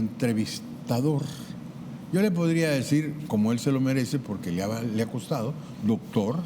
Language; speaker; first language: Spanish; native; Spanish